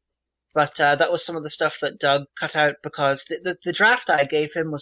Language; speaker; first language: English; native; English